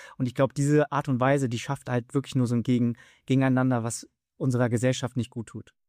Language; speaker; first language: German; early bilingual, other home language; Vietnamese